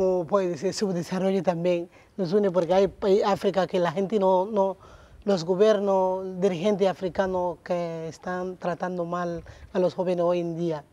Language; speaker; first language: Spanish; non-native, learner; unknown